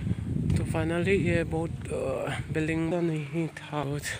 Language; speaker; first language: Hindi; non-native, local second language; Bodo